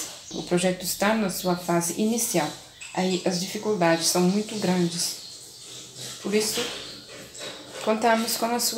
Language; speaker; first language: Portuguese; non-native, local second language; Kabuverdianu